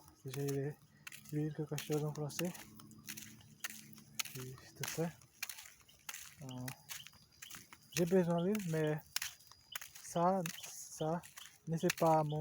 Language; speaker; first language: French; non-native, learner; Portuguese